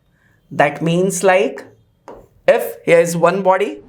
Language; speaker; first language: English; non-native, local second language; Hindi